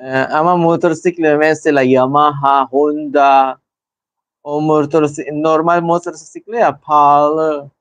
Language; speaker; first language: Turkish; non-native, learner; Filipino